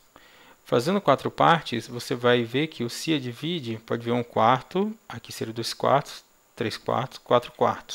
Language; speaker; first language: Portuguese; native; Portuguese